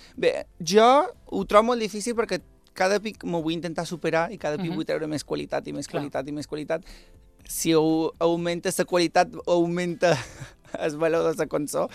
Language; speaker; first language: Catalan; native; Catalan